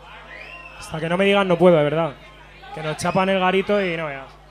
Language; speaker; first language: Spanish; native; Spanish